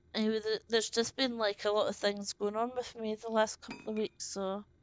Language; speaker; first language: English; native; English